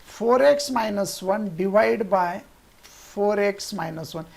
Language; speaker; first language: Hindi; non-native, local second language; Marathi